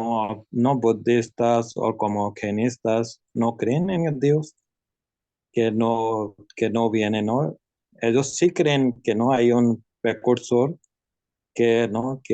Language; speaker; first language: Spanish; non-native, learner; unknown